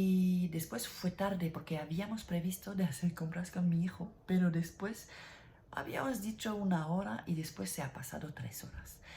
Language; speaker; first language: Spanish; non-native, learner; French